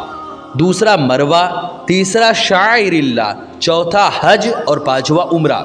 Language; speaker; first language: Urdu; native; Urdu